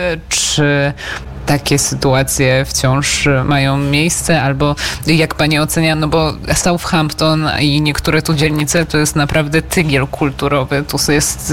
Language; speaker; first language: Polish; native; Polish